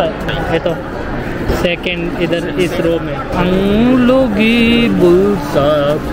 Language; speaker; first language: Filipino; non-native, learner; Hindi